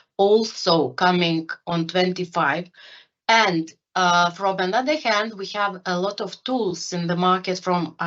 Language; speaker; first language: English; non-native, fluent; Lithuanian